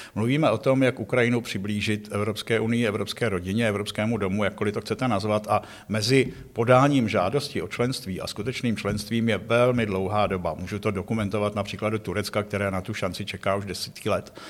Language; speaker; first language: Czech; native; Czech